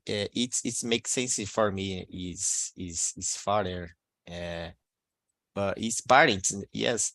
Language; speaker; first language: English; non-native, learner; Portuguese